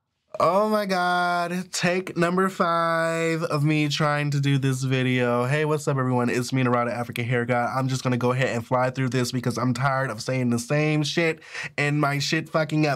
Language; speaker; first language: English; native; English